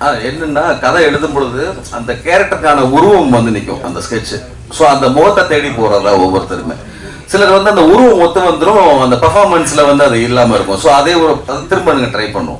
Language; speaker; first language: Tamil; native; Tamil